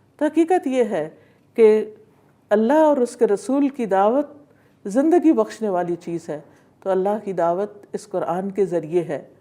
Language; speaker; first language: Urdu; native; Urdu